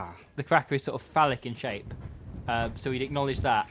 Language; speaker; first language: English; native; English